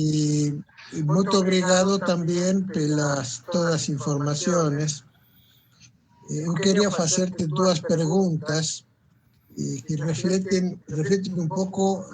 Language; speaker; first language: Portuguese; non-native, fluent; Spanish